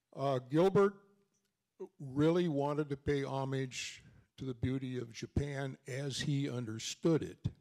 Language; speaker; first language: English; native; English